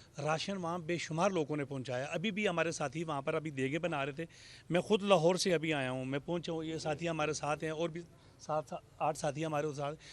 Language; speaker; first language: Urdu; native; Urdu